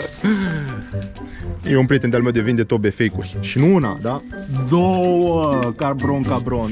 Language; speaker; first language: Romanian; native; Romanian